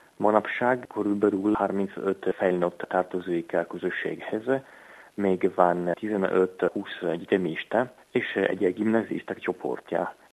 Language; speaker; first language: Hungarian; non-native, fluent; Italian